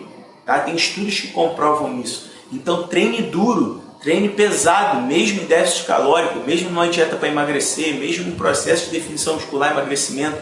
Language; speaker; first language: Portuguese; native; Portuguese